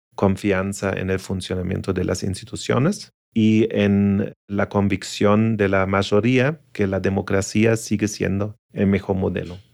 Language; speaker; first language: Spanish; non-native, fluent; German